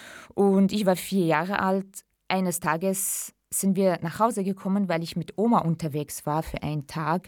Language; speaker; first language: German; early bilingual, other home language; Central Kurdish